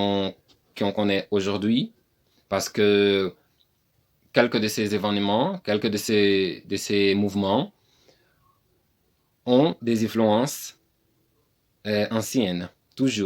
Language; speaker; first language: French; non-native, learner; Portuguese